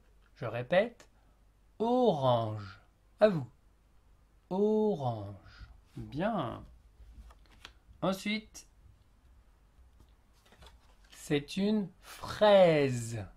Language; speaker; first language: French; native; French